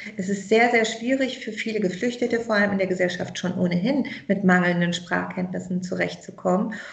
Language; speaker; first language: German; early bilingual, other home language; Persian